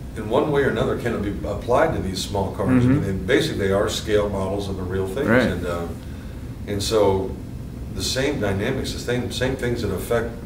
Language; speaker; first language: English; native; English